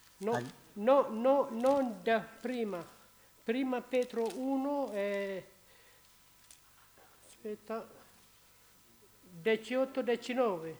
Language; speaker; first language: Italian; non-native, learner; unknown